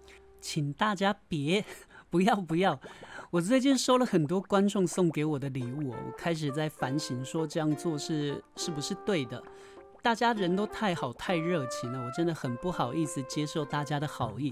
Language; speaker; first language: Chinese; native; Chinese